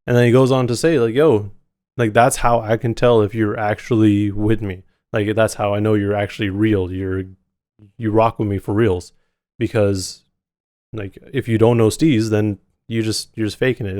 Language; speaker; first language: English; native; English